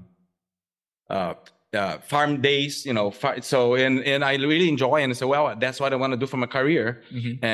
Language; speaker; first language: English; non-native, fluent; Portuguese